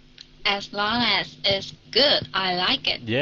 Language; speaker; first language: English; non-native, learner; Vietnamese